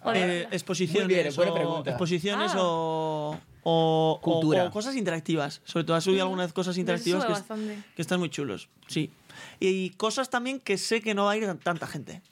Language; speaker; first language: Spanish; native; Spanish